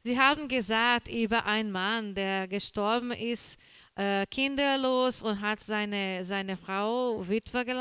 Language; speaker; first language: German; non-native, learner; Portuguese